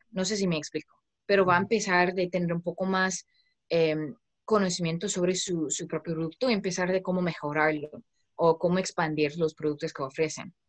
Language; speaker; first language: Spanish; non-native, fluent; English